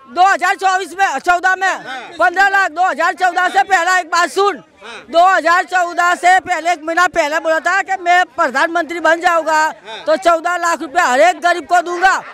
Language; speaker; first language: Hindi; non-native, local second language; Gujarati